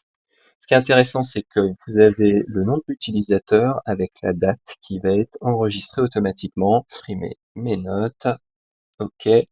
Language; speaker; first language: French; native; French